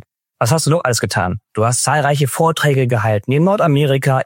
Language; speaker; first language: German; native; German